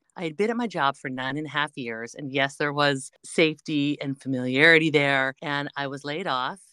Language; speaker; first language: English; native; English